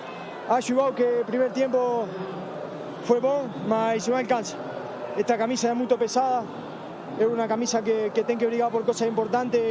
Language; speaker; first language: Portuguese; non-native, learner; Spanish